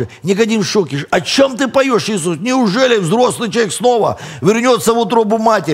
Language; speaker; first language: Russian; native; Russian